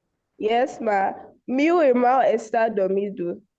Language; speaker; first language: Portuguese; non-native, learner; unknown